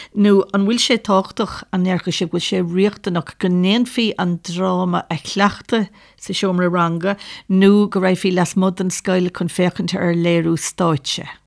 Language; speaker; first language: Irish; native; Irish